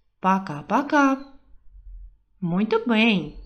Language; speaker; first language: Russian; non-native, fluent; Portuguese